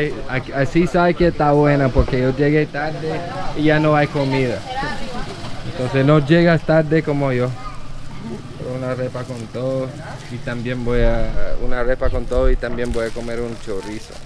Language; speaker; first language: Spanish; non-native, learner; English